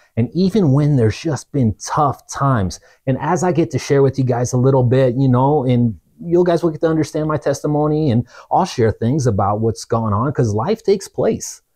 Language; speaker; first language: English; native; English